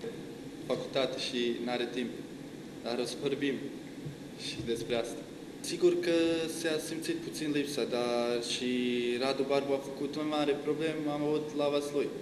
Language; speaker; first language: Romanian; non-native, learner; Bosnian